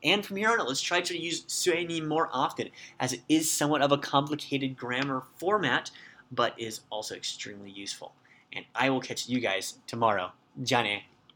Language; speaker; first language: English; native; English